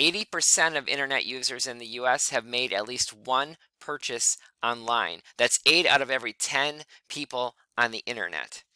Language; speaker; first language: English; native; English